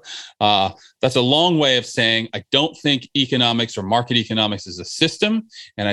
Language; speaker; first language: English; native; English